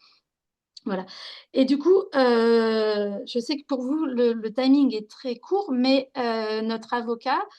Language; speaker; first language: French; native; French